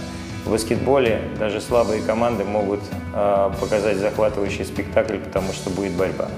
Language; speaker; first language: Russian; native; Russian